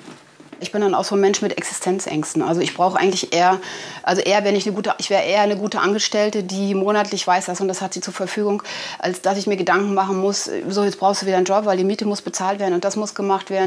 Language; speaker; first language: German; native; German